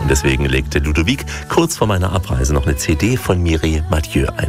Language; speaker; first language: German; native; German